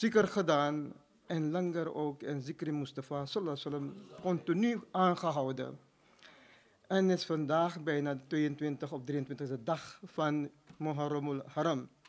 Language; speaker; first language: Dutch; non-native, fluent; Urdu